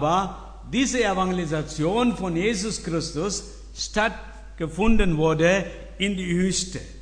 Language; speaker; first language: German; non-native, learner; Tamil